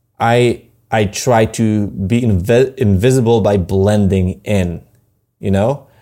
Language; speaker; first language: English; non-native, fluent; Polish